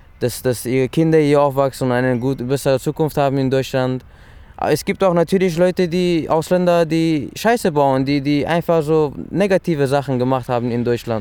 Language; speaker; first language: German; early bilingual, other home language; Persian